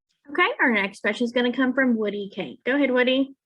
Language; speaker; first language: English; native; English